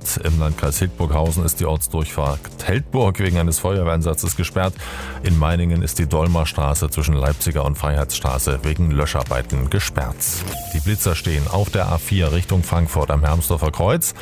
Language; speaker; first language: German; native; German